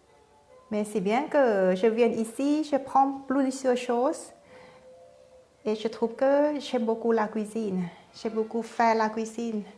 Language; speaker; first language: French; non-native, learner; Thai